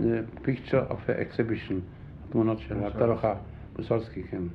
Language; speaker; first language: Hebrew; non-native, fluent; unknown